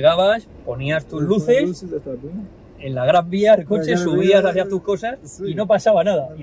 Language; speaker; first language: Spanish; native; Spanish